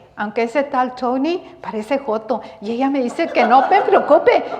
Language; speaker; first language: Spanish; early bilingual, heritage; Spanish